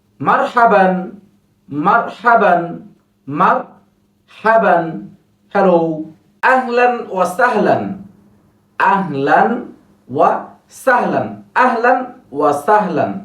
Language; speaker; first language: Arabic; non-native, learner; Bangla